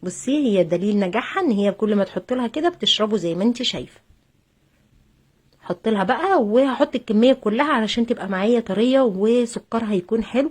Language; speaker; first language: Arabic; native; Arabic